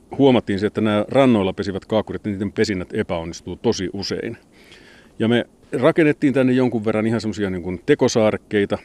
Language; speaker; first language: Finnish; native; Finnish